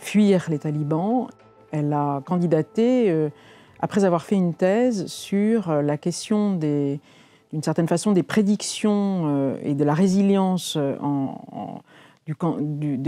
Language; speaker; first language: French; native; French